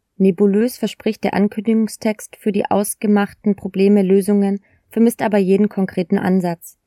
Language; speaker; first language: German; native; German